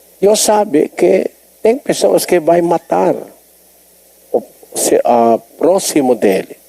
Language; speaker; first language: Portuguese; non-native, learner; Filipino